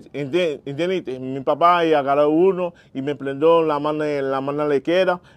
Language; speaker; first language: Spanish; non-native, fluent; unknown